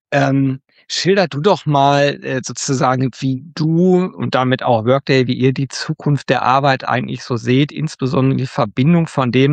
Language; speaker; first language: German; native; German